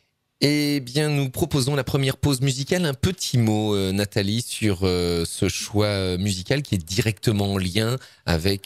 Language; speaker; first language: French; native; French